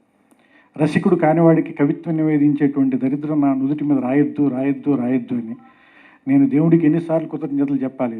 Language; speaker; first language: Telugu; native; Telugu